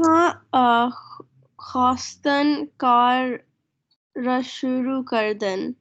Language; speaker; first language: Persian; non-native, learner; Urdu